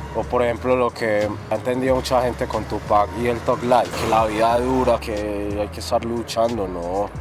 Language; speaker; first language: Spanish; native; Spanish